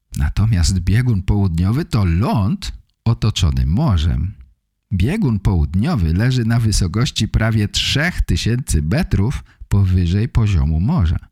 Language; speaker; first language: Polish; native; Polish